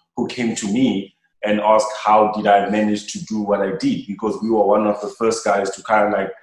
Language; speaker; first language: English; non-native, local second language; Xhosa